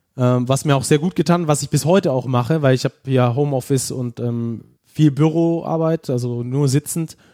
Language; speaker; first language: German; native; German